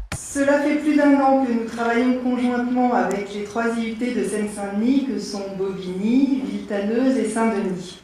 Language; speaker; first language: French; native; French